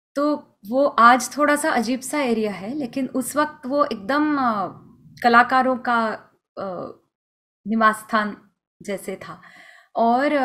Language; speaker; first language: Hindi; non-native, local second language; Marathi